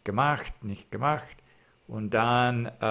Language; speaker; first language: German; non-native, learner; English